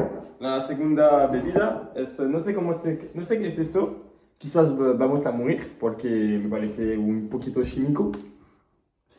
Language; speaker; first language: Spanish; non-native, learner; French